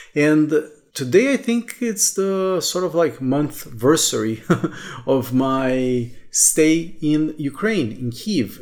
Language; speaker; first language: English; non-native, fluent; Portuguese